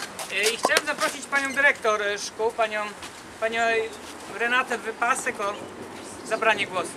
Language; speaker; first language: Polish; native; Polish